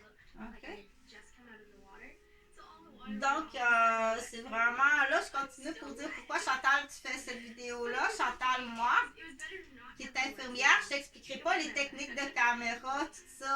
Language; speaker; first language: French; native; French